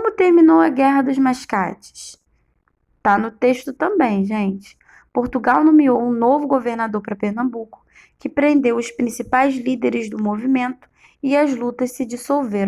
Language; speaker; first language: Portuguese; native; Portuguese